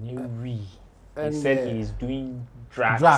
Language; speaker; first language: English; non-native, local second language; Akan